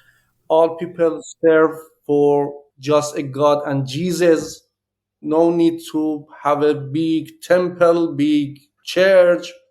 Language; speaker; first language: English; non-native, learner; Persian